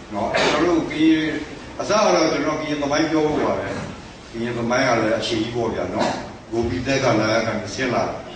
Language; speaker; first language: Burmese; non-native, local second language; S'gaw Karen